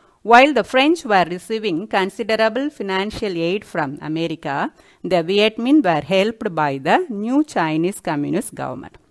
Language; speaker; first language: English; non-native, local second language; Tamil